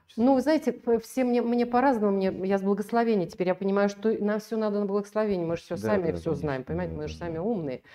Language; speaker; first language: Russian; native; Russian